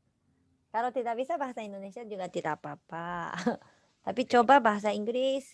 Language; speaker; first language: Indonesian; non-native, fluent; Japanese